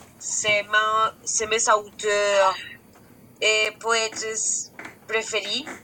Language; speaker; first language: French; non-native, learner; Spanish